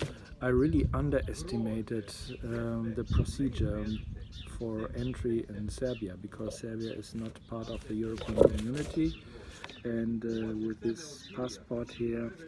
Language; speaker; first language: English; non-native, fluent; German